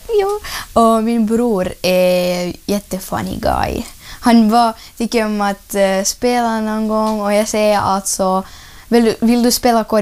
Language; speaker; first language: Swedish; non-native, learner; Russian